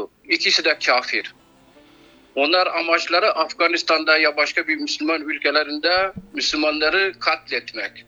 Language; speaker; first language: Turkish; non-native, fluent; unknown